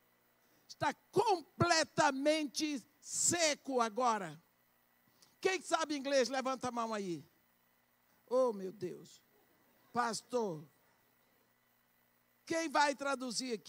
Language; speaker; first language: Portuguese; native; Portuguese